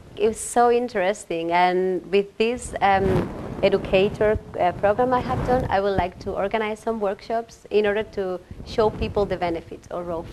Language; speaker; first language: English; non-native, fluent; Spanish